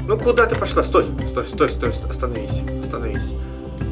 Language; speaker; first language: Russian; native; Russian